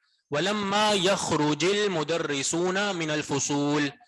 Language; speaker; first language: Arabic; non-native, fluent; Urdu